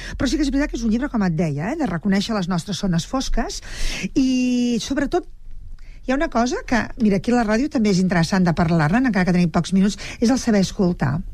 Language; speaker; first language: Catalan; native; Catalan